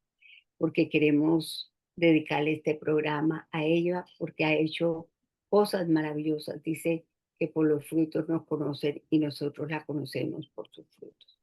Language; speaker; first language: Spanish; native; Spanish